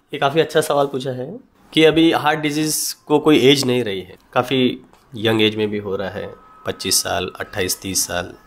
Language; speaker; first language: Hindi; non-native, local second language; Marathi